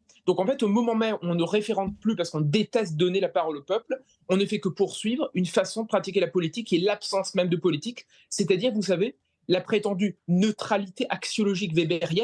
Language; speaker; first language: French; native; French